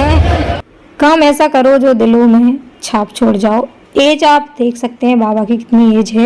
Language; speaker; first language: Hindi; native; Hindi